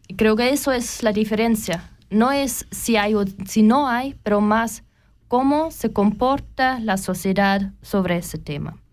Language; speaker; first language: Spanish; non-native, learner; German